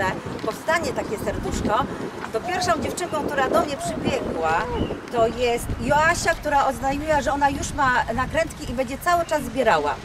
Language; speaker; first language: Polish; native; Polish